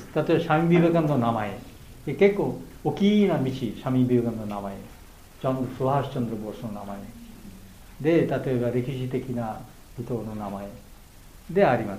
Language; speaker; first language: Japanese; non-native, learner; Bangla